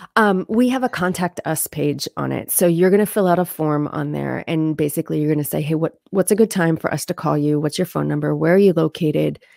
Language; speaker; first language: English; native; English